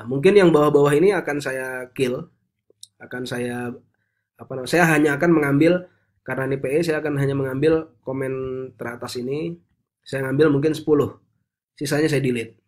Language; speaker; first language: Indonesian; native; Indonesian